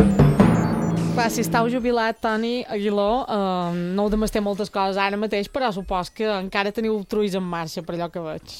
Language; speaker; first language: Catalan; native; Catalan